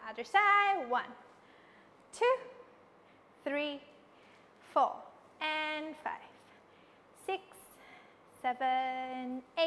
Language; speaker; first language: English; non-native, local second language; Cantonese